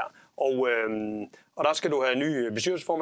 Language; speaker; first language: Danish; native; Danish